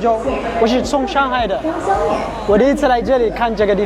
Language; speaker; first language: Chinese; non-native, learner; Amharic